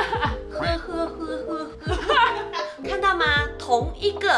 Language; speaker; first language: Chinese; native; Chinese